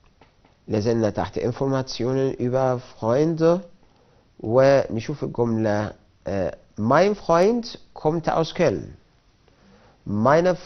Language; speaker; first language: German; non-native, fluent; Arabic